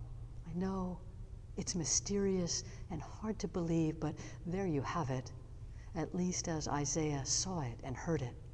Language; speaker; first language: English; native; English